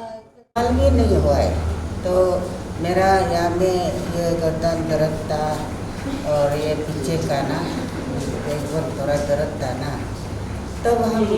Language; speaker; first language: Hindi; non-native, local second language; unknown